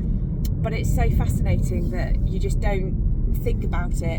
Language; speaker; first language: English; native; English